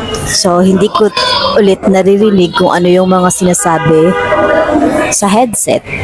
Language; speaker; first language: Filipino; non-native, local second language; Aklanon